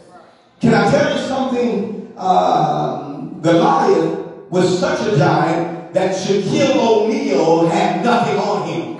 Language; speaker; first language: English; native; English